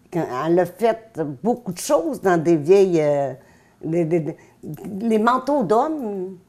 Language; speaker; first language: French; native; French